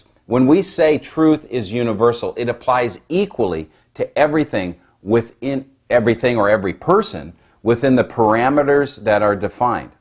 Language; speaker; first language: English; native; English